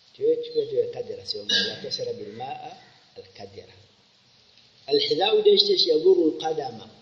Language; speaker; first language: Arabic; non-native, fluent; Swahili